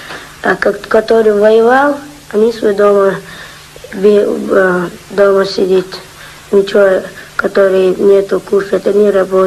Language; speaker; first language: Russian; non-native, local second language; Chechen